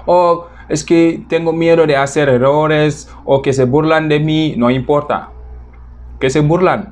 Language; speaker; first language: Spanish; non-native, fluent; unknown